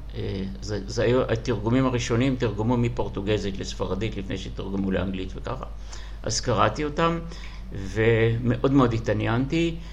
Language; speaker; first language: Hebrew; non-native, fluent; Russian